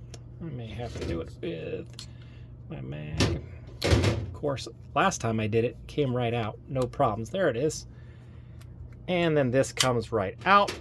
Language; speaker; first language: English; native; English